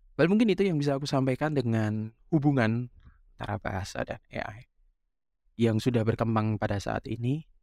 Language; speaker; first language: Indonesian; non-native, local second language; Javanese